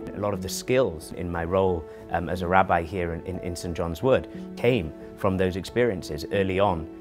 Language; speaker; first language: English; native; English